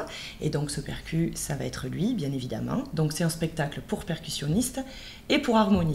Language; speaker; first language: French; native; French